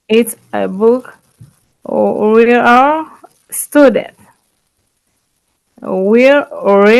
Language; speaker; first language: English; non-native, learner; Haitian Creole